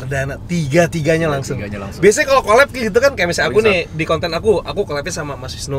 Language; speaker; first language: Indonesian; native; Indonesian